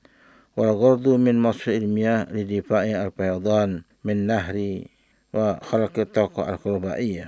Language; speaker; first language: Arabic; non-native, fluent; Indonesian